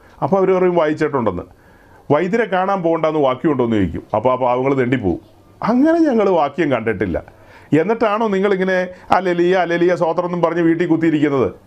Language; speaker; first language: Malayalam; native; Malayalam